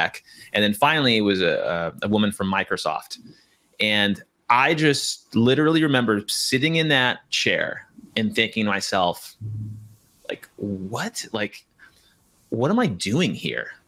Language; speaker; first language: English; native; English